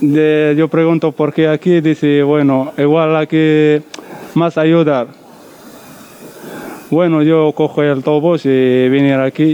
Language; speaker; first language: Spanish; non-native, learner; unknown